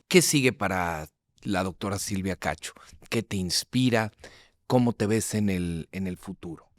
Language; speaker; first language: Spanish; native; Spanish